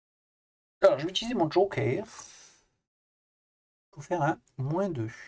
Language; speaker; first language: French; native; French